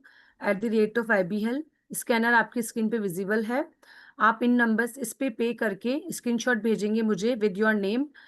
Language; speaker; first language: Hindi; native; Hindi